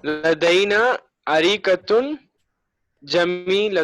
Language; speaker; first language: Arabic; non-native, learner; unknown